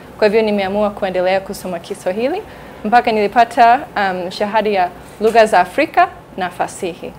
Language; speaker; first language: Swahili; non-native, fluent; English